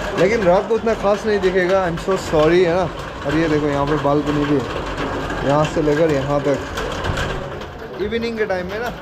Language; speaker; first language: Hindi; non-native, local second language; Nepali